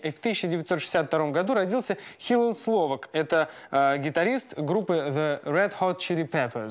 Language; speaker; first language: Russian; native; Russian